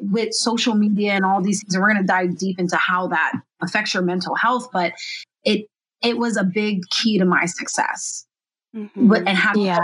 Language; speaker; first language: English; native; English